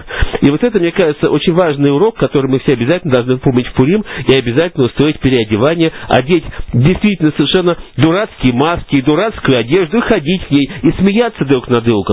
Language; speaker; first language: Russian; native; Russian